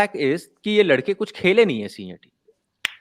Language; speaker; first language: Hindi; native; Hindi